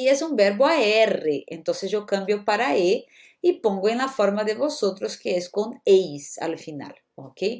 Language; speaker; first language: Spanish; non-native, fluent; Portuguese